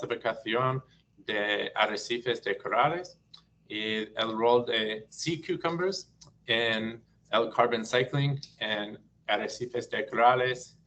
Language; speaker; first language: Spanish; non-native, learner; English